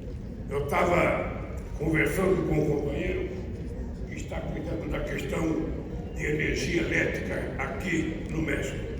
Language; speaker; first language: Portuguese; native; Portuguese